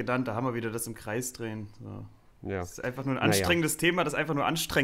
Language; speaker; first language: German; native; German